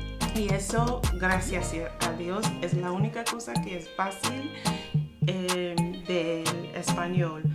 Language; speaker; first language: Spanish; non-native, fluent; English